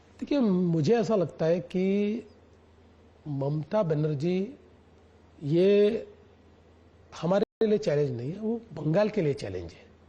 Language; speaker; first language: Hindi; non-native, local second language; Marathi